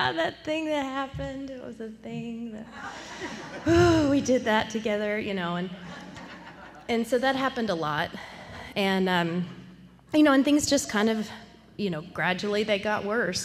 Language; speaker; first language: English; native; English